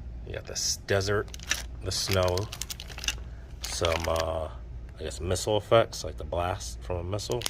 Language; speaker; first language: English; native; English